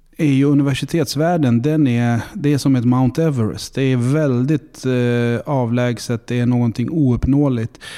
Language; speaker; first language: Swedish; early bilingual, other home language; Turkish